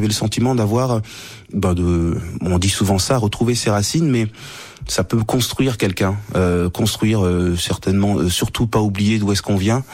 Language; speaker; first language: French; native; French